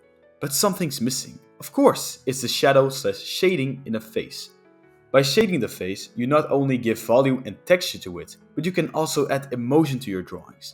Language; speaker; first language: English; non-native, fluent; Dutch